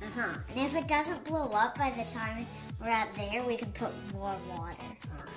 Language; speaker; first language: English; native; English